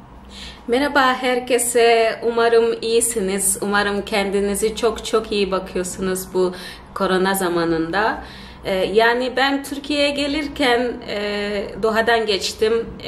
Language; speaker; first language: Turkish; non-native, fluent; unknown